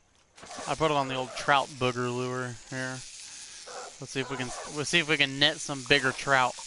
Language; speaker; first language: English; native; English